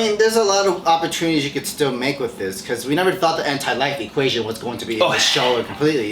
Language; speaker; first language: English; native; English